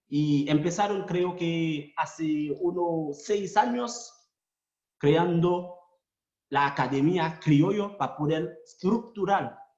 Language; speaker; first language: Spanish; non-native, fluent; Haitian Creole